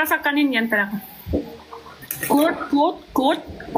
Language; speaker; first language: Filipino; non-native, learner; Chinese